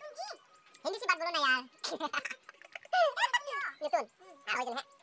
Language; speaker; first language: Hindi; non-native, local second language; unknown